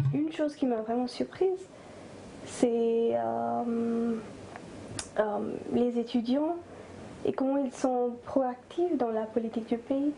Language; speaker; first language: French; non-native, fluent; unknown